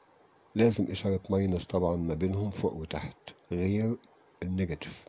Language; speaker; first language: Arabic; native; Arabic